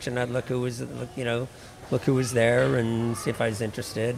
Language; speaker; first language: English; native; English